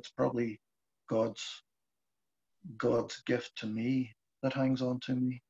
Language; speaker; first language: English; native; English